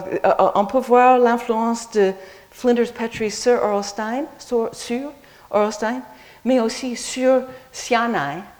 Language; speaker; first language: French; non-native, fluent; English